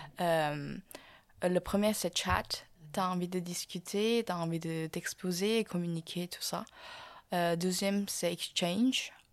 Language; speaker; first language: French; non-native, fluent; Korean